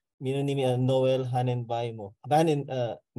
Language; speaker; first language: Finnish; non-native, learner; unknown